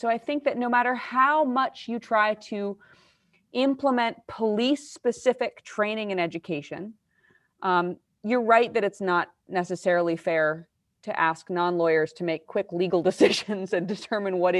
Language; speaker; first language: English; native; English